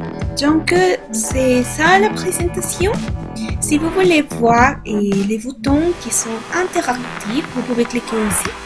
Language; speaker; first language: French; non-native, learner; Spanish